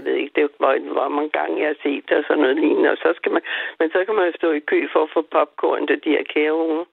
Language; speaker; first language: Danish; native; Danish